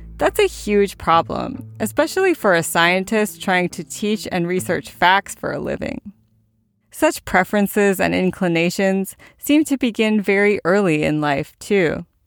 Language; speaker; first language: English; native; English